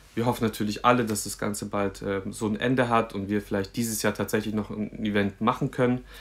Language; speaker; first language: German; native; German